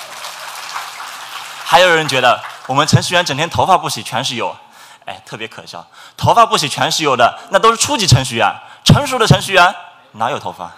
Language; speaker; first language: Chinese; native; Chinese